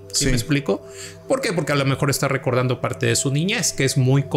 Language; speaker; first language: Spanish; native; Spanish